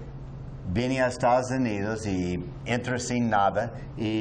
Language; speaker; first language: Spanish; non-native, learner; English